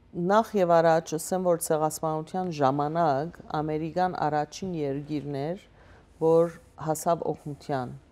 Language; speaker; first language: Armenian; early bilingual, heritage; Armenian